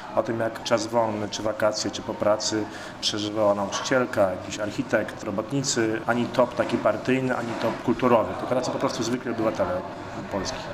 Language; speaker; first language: Polish; native; Polish